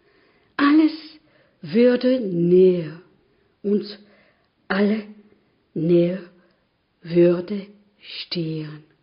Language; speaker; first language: German; non-native, learner; French